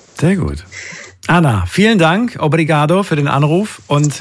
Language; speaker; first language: German; native; German